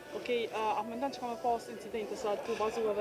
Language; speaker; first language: Albanian; native; Albanian